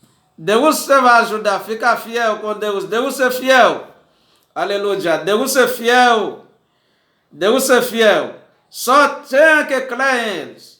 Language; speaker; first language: Portuguese; non-native, learner; Haitian Creole